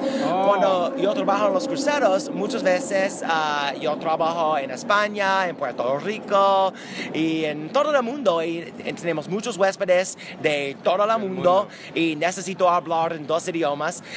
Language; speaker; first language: Spanish; non-native, learner; English